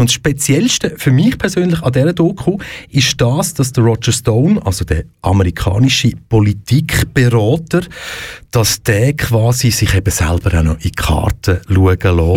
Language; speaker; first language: German; native; German